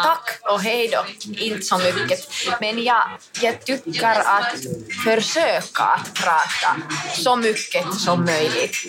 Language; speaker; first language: Swedish; non-native, learner; Finnish